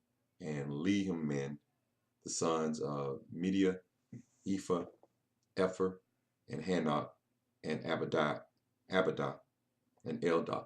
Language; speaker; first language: English; native; English